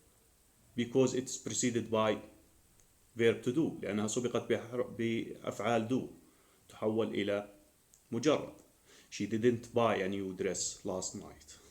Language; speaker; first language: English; non-native, fluent; Arabic